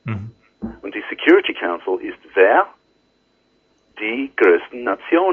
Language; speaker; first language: German; non-native, learner; English